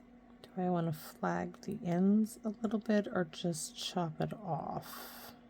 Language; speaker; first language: English; native; English